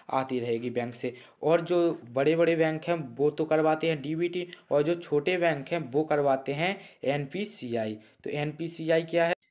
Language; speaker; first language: Hindi; native; Hindi